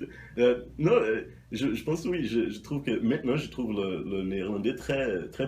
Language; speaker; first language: French; non-native, fluent; Portuguese